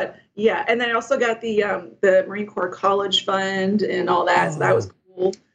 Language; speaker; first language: English; native; English